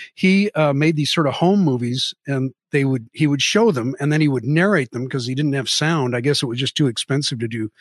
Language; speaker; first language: English; native; English